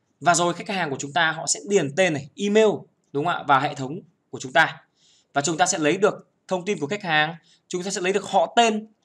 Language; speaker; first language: Vietnamese; native; Vietnamese